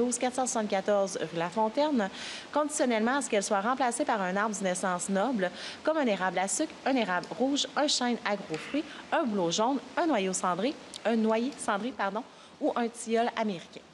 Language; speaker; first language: French; native; French